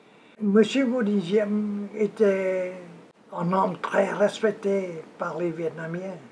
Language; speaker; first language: French; non-native, local second language; Vietnamese